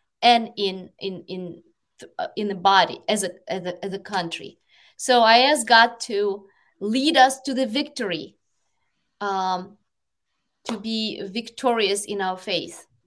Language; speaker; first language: English; non-native, fluent; Ukrainian